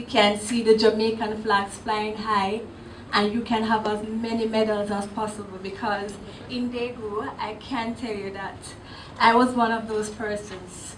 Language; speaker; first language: English; non-native, local second language; Jamaican Creole English